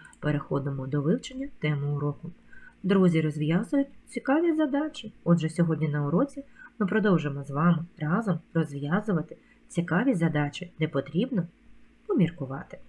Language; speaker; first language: Ukrainian; native; Ukrainian